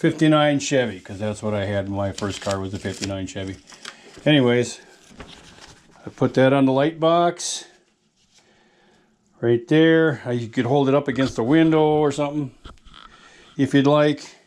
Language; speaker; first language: English; native; English